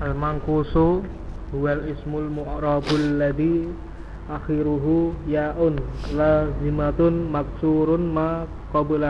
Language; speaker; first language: Arabic; non-native, learner; Indonesian